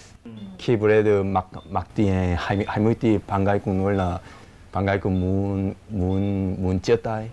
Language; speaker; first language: Vietnamese; non-native, learner; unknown